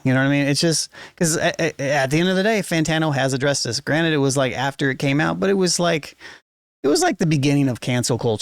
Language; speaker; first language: English; native; English